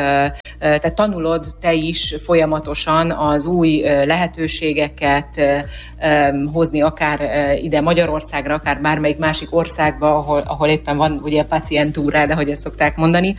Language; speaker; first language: Hungarian; native; Hungarian